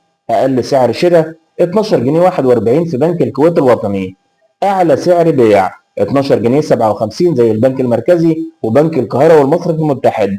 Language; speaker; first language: Arabic; native; Arabic